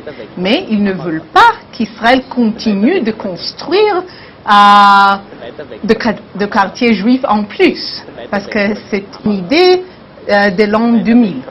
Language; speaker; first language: French; non-native, learner; Hebrew